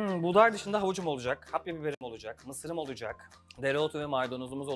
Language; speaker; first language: Turkish; native; Turkish